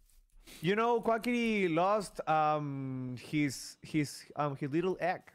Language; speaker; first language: English; non-native, learner; Spanish